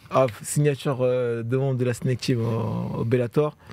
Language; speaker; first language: French; native; French